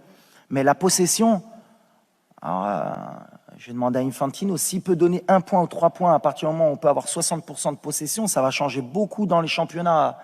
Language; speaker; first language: French; native; French